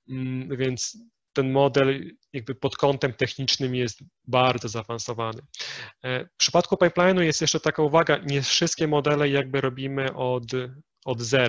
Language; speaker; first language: Polish; native; Polish